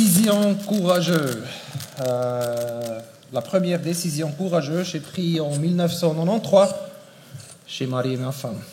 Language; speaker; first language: French; non-native, fluent; German